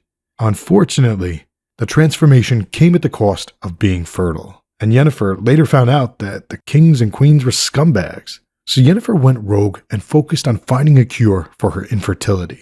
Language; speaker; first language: English; native; English